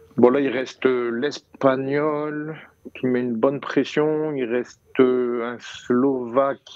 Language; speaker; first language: French; native; French